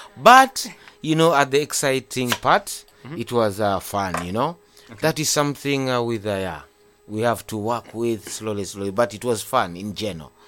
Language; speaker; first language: English; non-native, local second language; Ganda